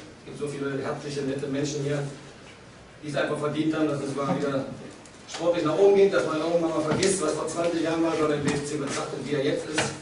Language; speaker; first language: German; native; German